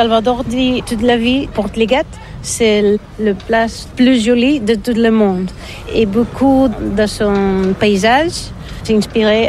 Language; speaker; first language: French; non-native, learner; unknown